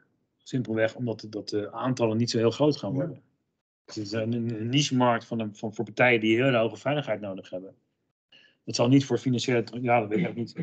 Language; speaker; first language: Dutch; native; Dutch